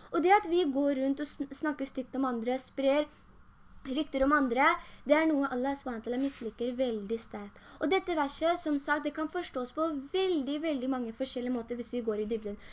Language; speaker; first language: Norwegian; early bilingual, other home language; Urdu